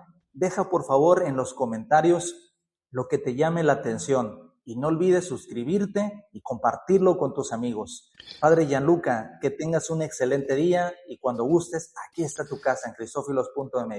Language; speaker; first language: Spanish; native; Spanish